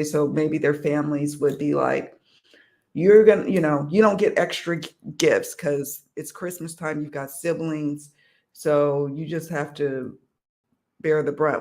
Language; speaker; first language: English; native; English